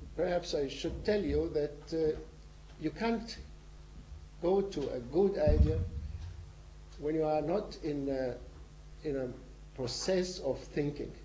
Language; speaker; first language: English; non-native, fluent; Arabic